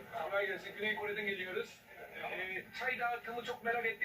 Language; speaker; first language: Turkish; non-native, learner; Korean